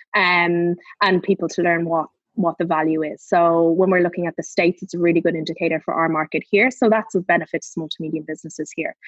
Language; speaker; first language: English; native; English